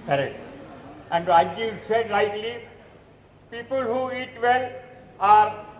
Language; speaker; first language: English; non-native, local second language; Marathi